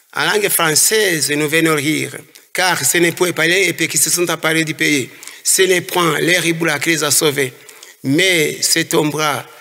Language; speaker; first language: French; non-native, local second language; Kinyarwanda